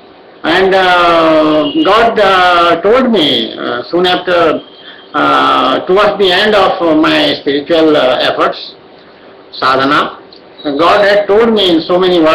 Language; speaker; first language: English; non-native, local second language; Odia